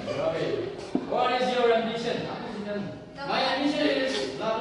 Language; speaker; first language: English; non-native, learner; Indonesian